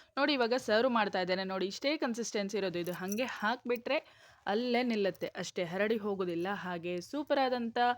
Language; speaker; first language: Kannada; non-native, local second language; Konkani